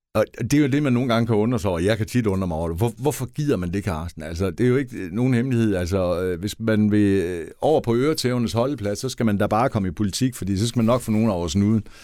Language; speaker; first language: Danish; native; Danish